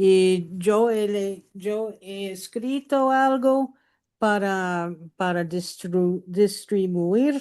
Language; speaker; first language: Spanish; non-native, learner; English